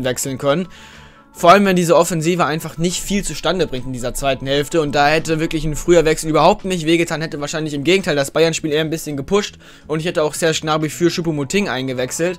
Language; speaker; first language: German; native; German